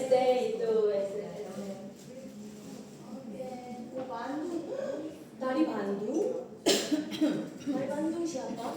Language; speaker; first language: Indonesian; non-native, learner; Korean